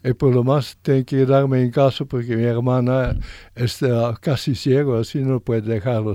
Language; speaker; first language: Spanish; non-native, fluent; French